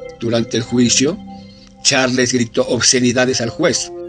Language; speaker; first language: Spanish; native; Spanish